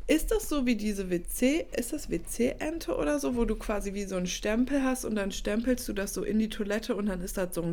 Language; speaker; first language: German; native; German